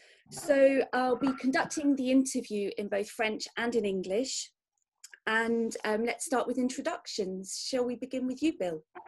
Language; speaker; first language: English; native; English